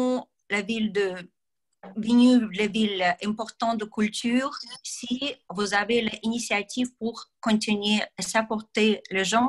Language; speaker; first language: French; non-native, learner; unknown